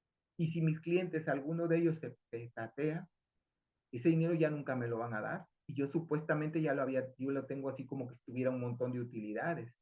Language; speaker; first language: Spanish; native; Spanish